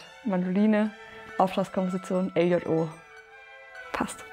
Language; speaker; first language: German; native; German